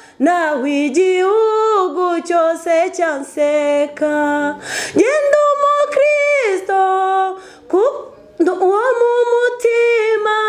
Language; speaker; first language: Kinyarwanda; early bilingual, heritage; Kinyarwanda